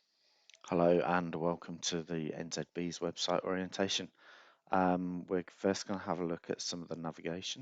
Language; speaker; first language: English; native; English